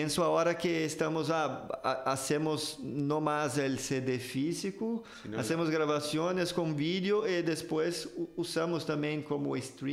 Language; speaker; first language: Spanish; non-native, fluent; Portuguese